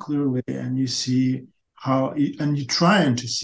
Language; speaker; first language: English; non-native, fluent; Ukrainian